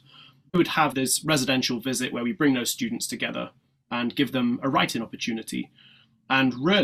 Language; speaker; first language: English; native; English